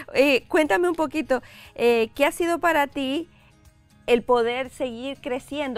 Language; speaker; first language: Spanish; native; Spanish